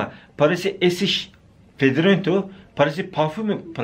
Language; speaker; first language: Portuguese; non-native, learner; Turkish